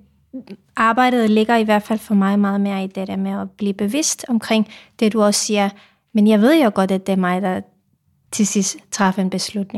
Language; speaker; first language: Danish; non-native, fluent; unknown